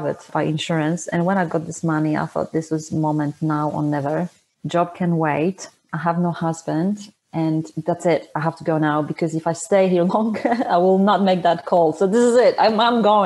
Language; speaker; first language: English; non-native, fluent; Polish